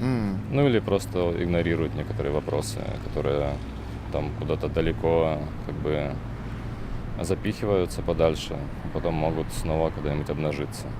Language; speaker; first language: Russian; native; Russian